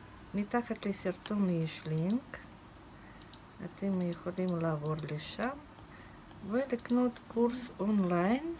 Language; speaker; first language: Hebrew; non-native, fluent; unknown